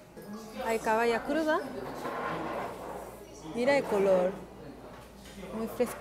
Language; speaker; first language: Spanish; non-native, learner; Korean